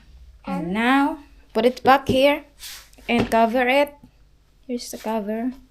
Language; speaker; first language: English; non-native, local second language; Cebuano